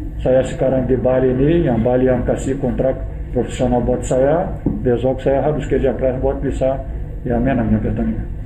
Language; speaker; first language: Indonesian; non-native, learner; Portuguese